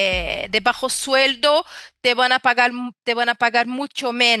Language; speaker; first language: Spanish; non-native, fluent; Portuguese